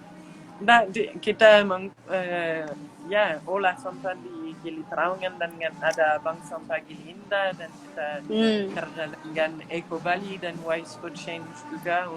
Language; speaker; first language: Indonesian; non-native, fluent; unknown